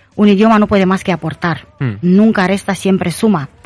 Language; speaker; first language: Spanish; non-native, fluent; Romanian